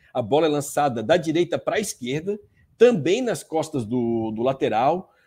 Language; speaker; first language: Portuguese; native; Portuguese